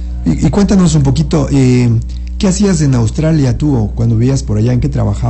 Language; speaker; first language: Spanish; native; Spanish